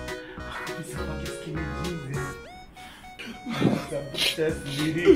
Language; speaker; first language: Indonesian; non-native, fluent; Japanese